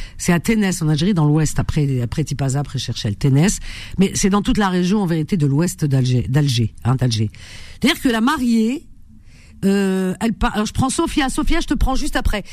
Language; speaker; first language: French; early bilingual, other home language; Arabic